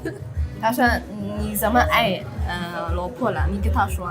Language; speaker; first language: Chinese; non-native, learner; Amharic